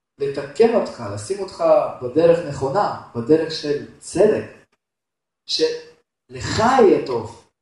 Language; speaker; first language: Hebrew; non-native, fluent; Russian